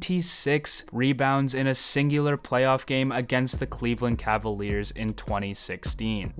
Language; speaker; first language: English; native; English